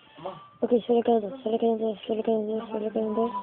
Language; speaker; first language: Spanish; native; Spanish